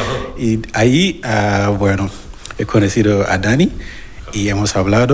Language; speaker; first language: Spanish; non-native, learner; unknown